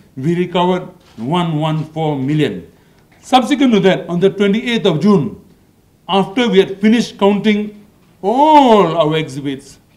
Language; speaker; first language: English; non-native, local second language; Malay